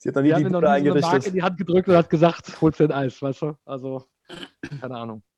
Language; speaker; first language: German; early bilingual, other home language; English